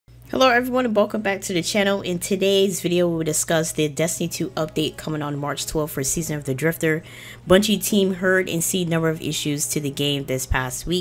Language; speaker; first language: English; non-native, fluent; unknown